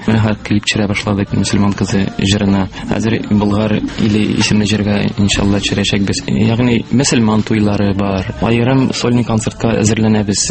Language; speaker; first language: Tatar; native; Tatar